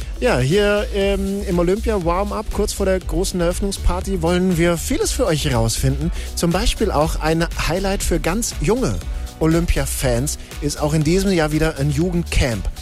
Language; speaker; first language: German; native; German